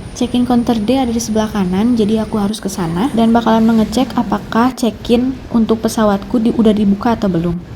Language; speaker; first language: Indonesian; native; Indonesian